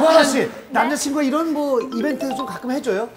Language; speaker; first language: Korean; native; Korean